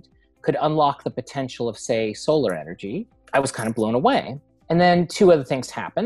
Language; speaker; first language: English; native; English